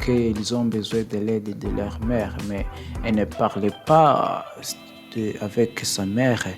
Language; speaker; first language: French; non-native, learner; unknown